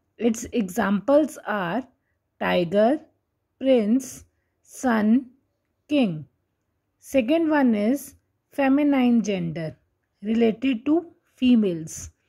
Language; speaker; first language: English; non-native, local second language; Hindi